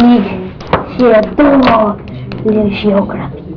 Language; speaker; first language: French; non-native, learner; English